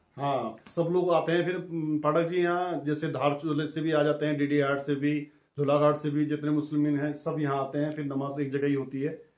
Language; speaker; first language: Hindi; native; Hindi